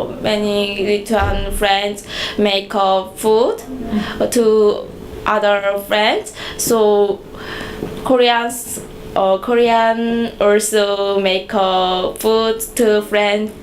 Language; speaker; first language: English; non-native, learner; Korean